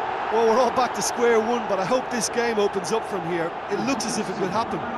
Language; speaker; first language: English; native; English